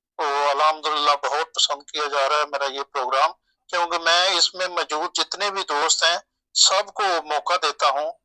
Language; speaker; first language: Urdu; non-native, local second language; Punjabi